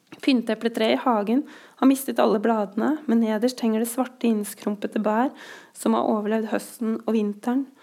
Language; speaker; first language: Norwegian; native; Norwegian